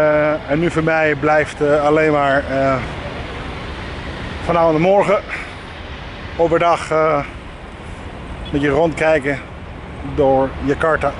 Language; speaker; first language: Dutch; non-native, fluent; Spanish